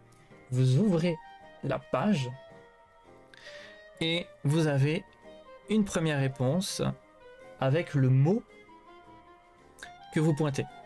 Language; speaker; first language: French; native; French